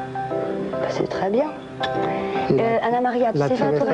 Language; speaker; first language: French; native; French